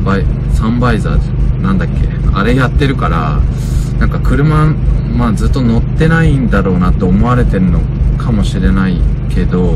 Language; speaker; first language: Japanese; native; Japanese